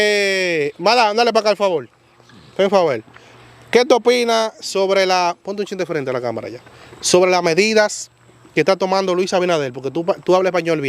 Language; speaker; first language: Spanish; native; Spanish